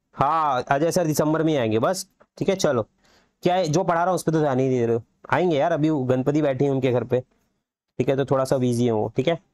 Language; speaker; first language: Hindi; native; Hindi